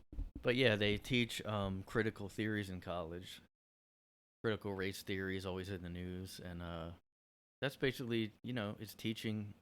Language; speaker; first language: English; native; English